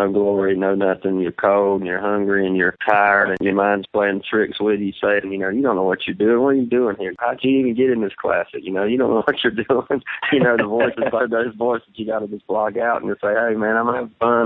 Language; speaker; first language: English; native; English